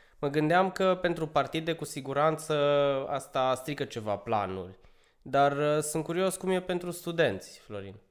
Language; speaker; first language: Romanian; native; Romanian